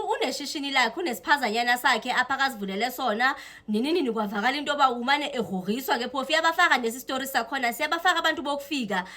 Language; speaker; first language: Zulu; non-native, local second language; Xhosa